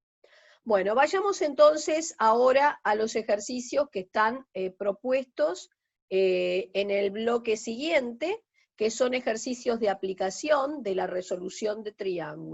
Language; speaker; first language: Spanish; native; Spanish